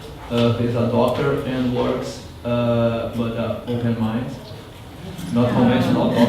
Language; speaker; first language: English; non-native, learner; Portuguese